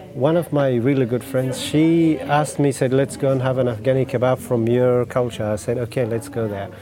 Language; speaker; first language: English; non-native, fluent; Persian